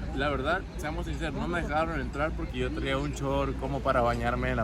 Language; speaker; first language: Spanish; native; Spanish